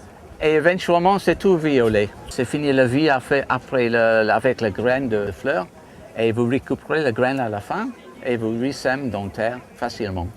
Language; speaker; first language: French; non-native, fluent; English